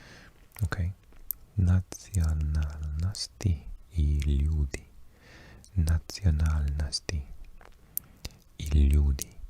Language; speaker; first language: Russian; non-native, learner; English